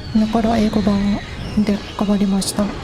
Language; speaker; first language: Japanese; non-native, learner; English